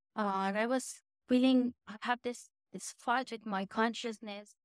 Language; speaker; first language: English; non-native, fluent; Persian